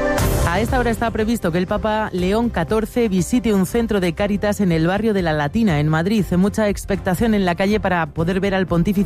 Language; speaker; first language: Spanish; native; Spanish